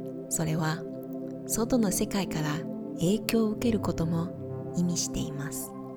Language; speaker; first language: Japanese; native; Japanese